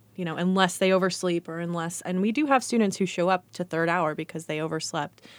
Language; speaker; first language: English; native; English